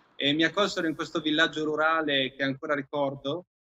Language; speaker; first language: Italian; native; Italian